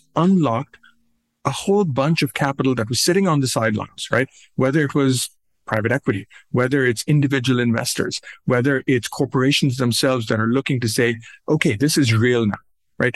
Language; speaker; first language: English; non-native, local second language; Urdu